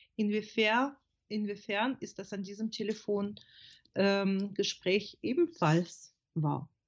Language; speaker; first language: German; non-native, fluent; Russian